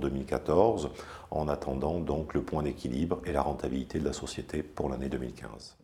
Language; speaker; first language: French; native; French